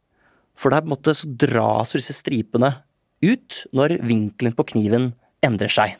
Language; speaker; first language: Norwegian; native; Norwegian